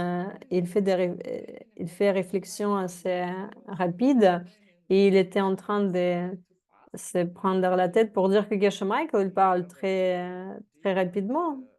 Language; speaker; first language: French; non-native, fluent; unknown